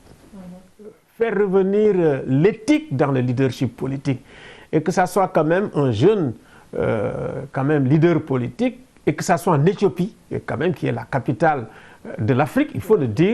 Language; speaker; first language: French; non-native, local second language; Wolof